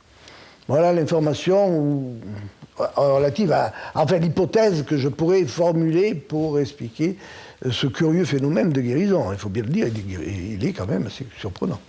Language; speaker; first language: French; native; French